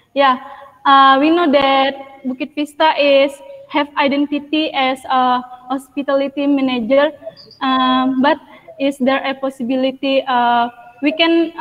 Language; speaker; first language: English; non-native, fluent; Indonesian